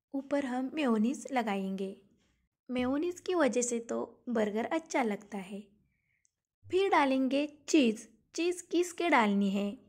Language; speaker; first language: Hindi; non-native, local second language; Marathi